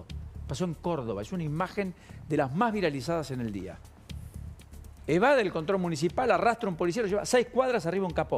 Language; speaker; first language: Spanish; native; Spanish